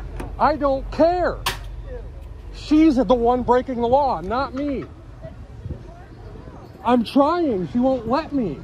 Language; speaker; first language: English; native; English